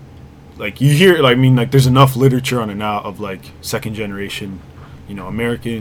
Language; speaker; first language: English; native; English